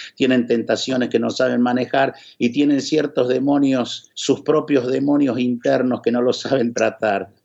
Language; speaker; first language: Spanish; native; Spanish